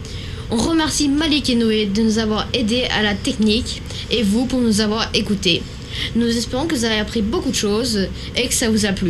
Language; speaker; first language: French; native; French